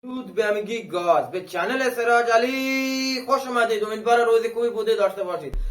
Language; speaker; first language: Persian; non-native, local second language; Baluchi